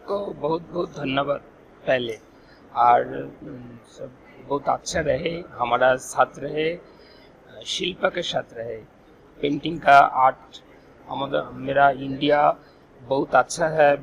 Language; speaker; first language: Hindi; non-native, local second language; Bangla